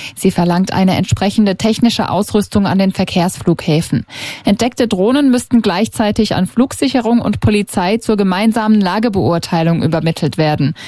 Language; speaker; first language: German; native; German